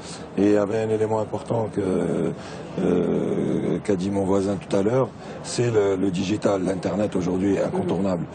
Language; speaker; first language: French; non-native, local second language; Arabic